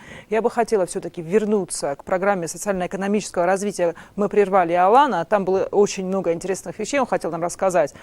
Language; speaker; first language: Russian; non-native, local second language; Ossetic